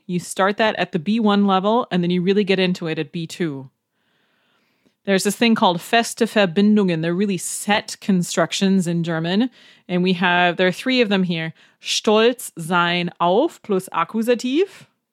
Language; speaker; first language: English; native; English